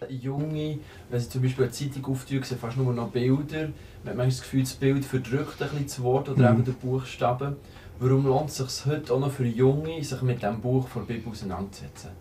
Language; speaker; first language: German; native; German